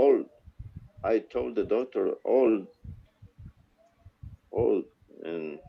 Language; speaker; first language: English; non-native, learner; Spanish